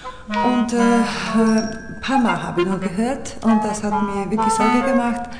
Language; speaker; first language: German; non-native, learner; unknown